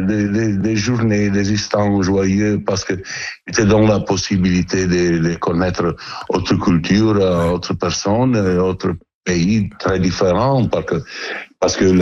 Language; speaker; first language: French; non-native, learner; Italian